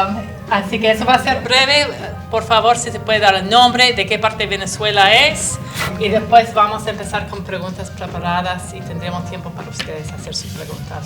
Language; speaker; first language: Spanish; non-native, fluent; English